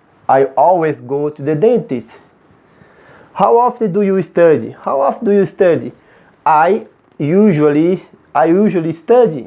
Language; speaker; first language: English; non-native, fluent; Portuguese